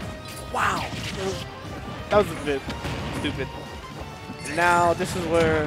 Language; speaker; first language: English; native; English